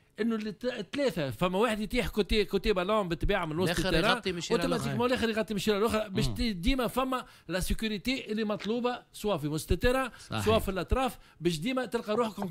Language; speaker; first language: Arabic; native; Arabic